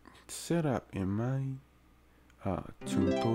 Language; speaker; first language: Vietnamese; non-native, learner; English